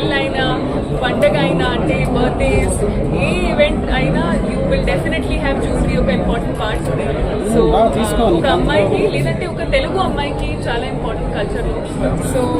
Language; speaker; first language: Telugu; non-native, learner; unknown